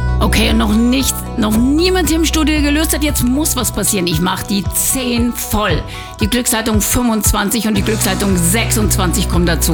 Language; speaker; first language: German; native; German